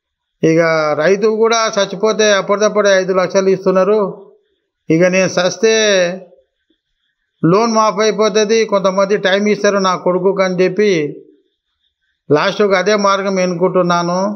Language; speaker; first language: Telugu; native; Telugu